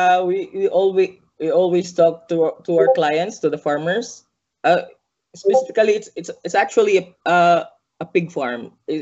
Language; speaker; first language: English; non-native, local second language; Cebuano